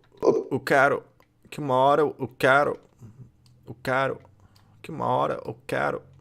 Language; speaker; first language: Portuguese; non-native, learner; English